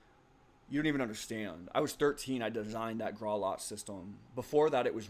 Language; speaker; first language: English; native; English